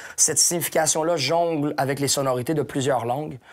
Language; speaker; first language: French; native; French